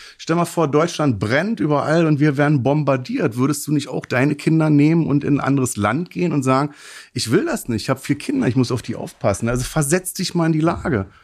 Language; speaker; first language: German; native; German